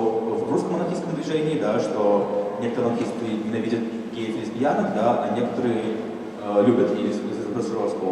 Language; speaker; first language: Russian; native; Russian